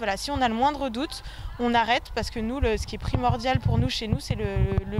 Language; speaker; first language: French; native; French